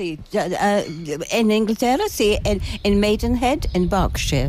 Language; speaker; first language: Spanish; non-native, learner; English